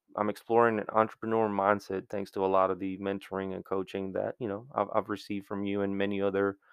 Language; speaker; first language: English; early bilingual, other home language; Spanish